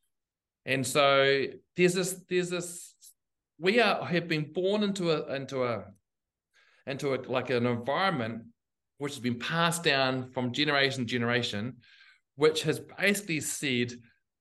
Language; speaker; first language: English; native; English